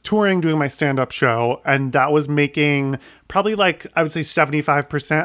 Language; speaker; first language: English; native; English